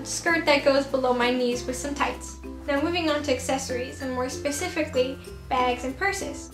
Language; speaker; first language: English; native; English